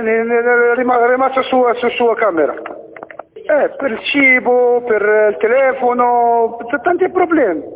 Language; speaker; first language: Italian; non-native, learner; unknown